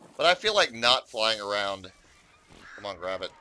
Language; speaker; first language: English; native; English